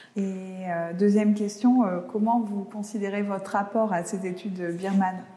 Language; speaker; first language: French; non-native, fluent; Burmese